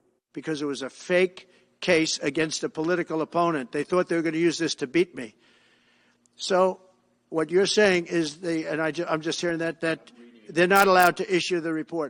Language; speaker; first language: English; native; English